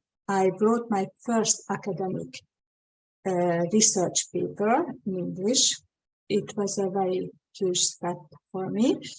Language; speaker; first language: English; non-native, fluent; Hungarian